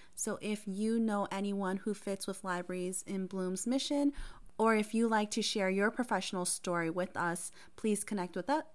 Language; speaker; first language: English; early bilingual, other home language; Hmong